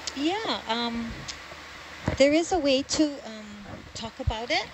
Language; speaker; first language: English; native; English